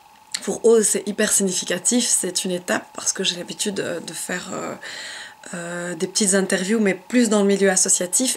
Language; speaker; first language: French; native; French